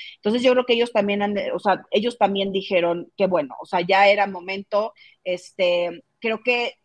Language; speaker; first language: Spanish; native; Spanish